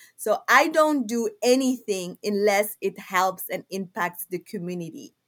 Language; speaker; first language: English; non-native, fluent; Somali